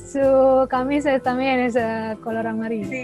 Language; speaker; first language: Spanish; non-native, learner; Indonesian